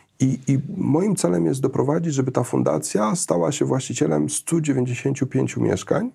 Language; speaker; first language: Polish; early bilingual, heritage; Polish